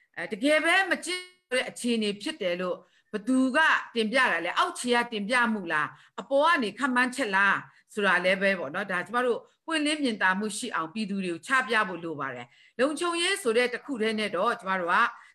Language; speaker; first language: Burmese; non-native, local second language; Kachin